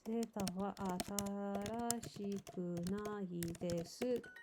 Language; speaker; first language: Japanese; non-native, learner; English